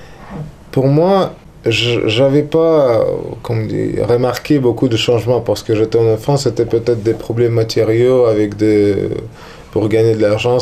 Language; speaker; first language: French; non-native, learner; Russian